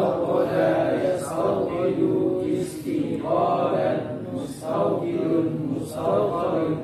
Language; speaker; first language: Arabic; non-native, learner; Indonesian